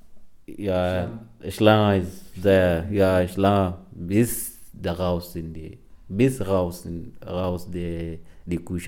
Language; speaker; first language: German; non-native, learner; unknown